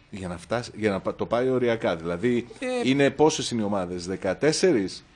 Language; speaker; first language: Greek; native; Greek